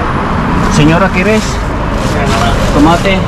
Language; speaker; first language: Spanish; non-native, learner; Filipino